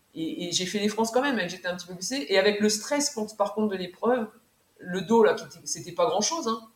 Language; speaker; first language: French; native; French